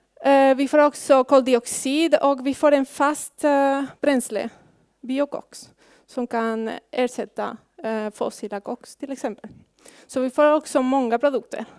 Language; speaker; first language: Swedish; non-native, fluent; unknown